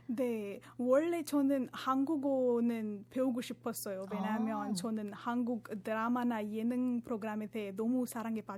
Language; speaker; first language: Korean; non-native, fluent; Marathi